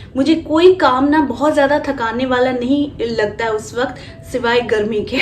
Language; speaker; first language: Hindi; non-native, local second language; Bangla